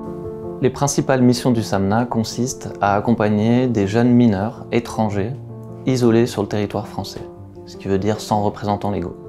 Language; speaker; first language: French; native; French